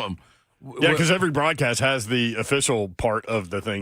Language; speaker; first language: English; native; English